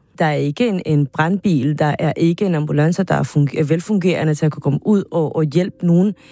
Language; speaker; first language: Danish; non-native, fluent; Spanish